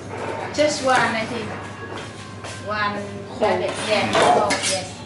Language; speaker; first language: English; non-native, learner; Vietnamese